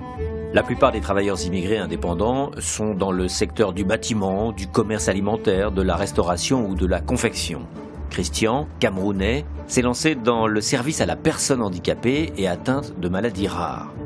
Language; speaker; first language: French; native; French